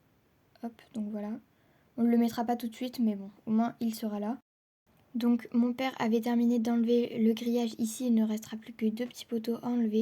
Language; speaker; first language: French; native; French